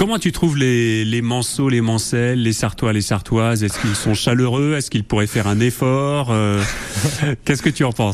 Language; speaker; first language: French; native; French